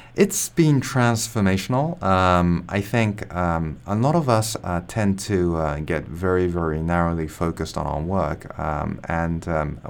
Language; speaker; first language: English; non-native, fluent; Japanese